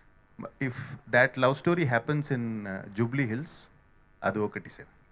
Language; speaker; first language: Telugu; non-native, learner; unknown